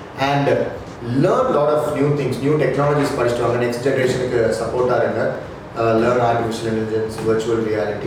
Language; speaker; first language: English; non-native, local second language; Tamil